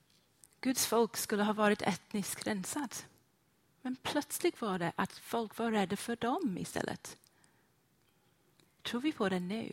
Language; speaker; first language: Swedish; non-native, fluent; English